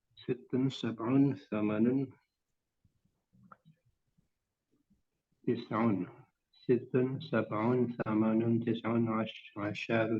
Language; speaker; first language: Arabic; non-native, learner; Indonesian